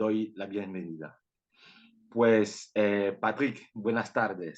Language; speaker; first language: Spanish; non-native, fluent; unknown